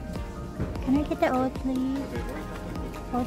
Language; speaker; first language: English; non-native, fluent; Indonesian